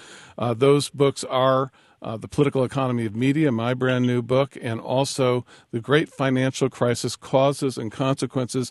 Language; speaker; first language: English; native; English